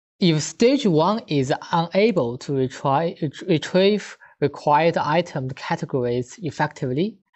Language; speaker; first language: English; non-native, fluent; Chinese